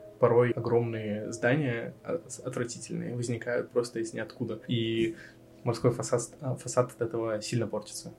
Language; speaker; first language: Russian; native; Russian